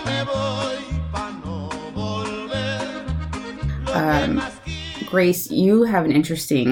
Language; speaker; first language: English; early bilingual, other home language; Spanish